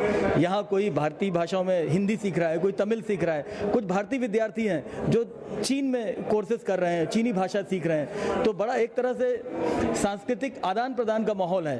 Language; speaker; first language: Hindi; native; Hindi